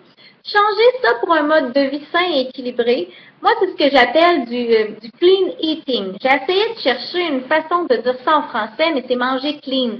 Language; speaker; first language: French; native; French